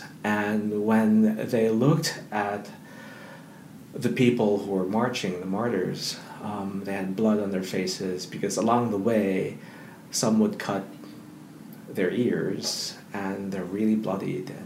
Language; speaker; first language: English; non-native, local second language; Filipino